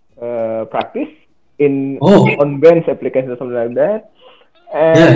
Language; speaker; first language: English; non-native, learner; Indonesian